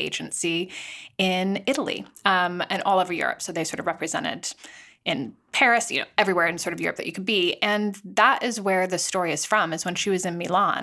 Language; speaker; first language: English; native; English